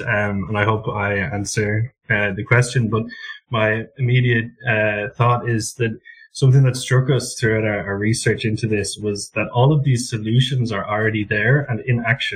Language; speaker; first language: English; native; English